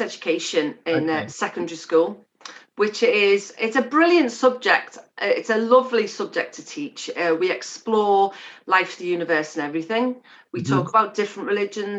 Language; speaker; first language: English; native; English